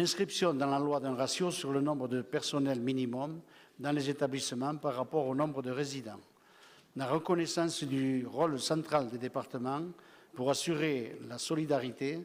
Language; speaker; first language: French; native; French